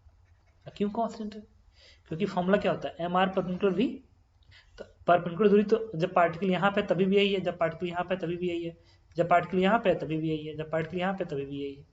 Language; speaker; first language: Hindi; native; Hindi